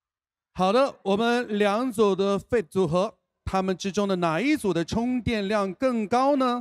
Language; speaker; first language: Chinese; native; Chinese